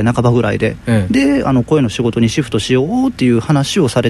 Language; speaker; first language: Japanese; native; Japanese